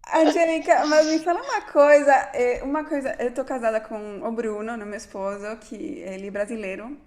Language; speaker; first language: Portuguese; non-native, fluent; Spanish